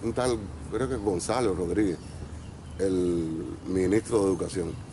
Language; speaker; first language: Spanish; native; Spanish